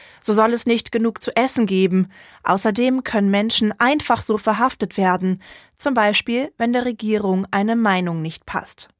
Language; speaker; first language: German; native; German